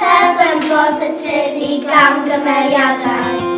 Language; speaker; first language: Welsh; non-native, local second language; English